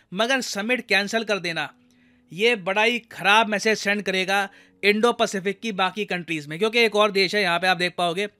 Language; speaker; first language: Hindi; native; Hindi